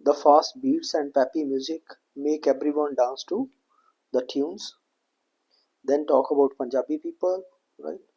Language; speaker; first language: English; non-native, local second language; Punjabi